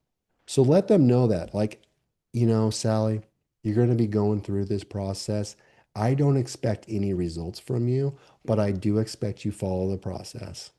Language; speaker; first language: English; native; English